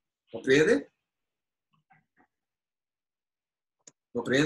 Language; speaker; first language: Spanish; non-native, learner; Portuguese